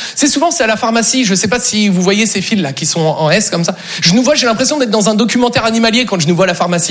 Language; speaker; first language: French; native; French